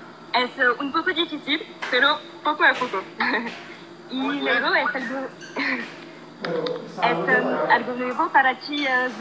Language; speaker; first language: Spanish; non-native, learner; French